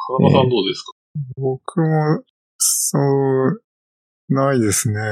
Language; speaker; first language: Japanese; native; Japanese